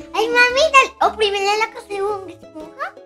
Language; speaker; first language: Spanish; native; Spanish